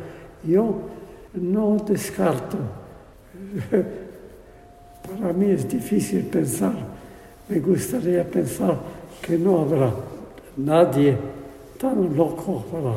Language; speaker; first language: Spanish; non-native, fluent; Polish